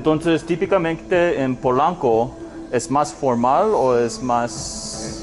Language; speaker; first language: Spanish; non-native, learner; English